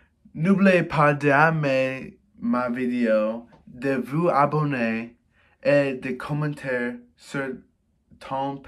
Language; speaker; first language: French; non-native, learner; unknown